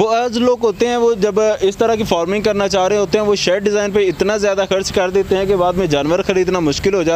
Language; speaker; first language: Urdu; non-native, local second language; Punjabi